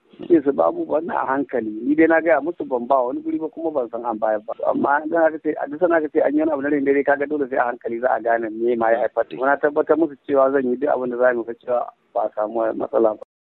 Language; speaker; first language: Hausa; native; Hausa